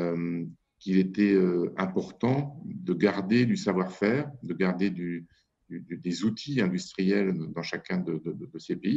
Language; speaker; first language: French; native; French